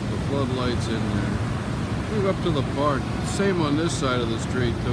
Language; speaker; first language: English; native; English